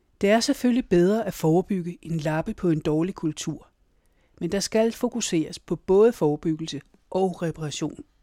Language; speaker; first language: Danish; native; Danish